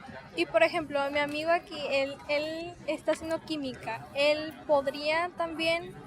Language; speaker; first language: Spanish; early bilingual, heritage; Spanish